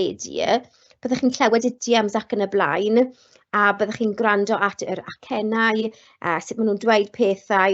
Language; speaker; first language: Welsh; non-native, local second language; English